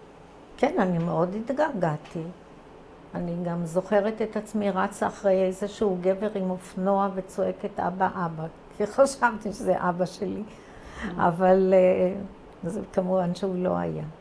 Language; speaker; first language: Hebrew; early bilingual, other home language; Croatian